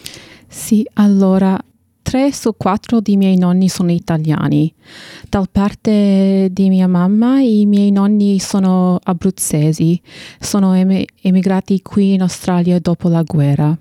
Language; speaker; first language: Italian; non-native, fluent; English